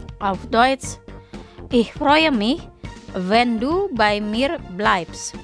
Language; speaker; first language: German; non-native, fluent; Indonesian